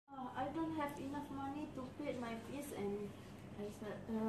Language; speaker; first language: English; non-native, local second language; Malay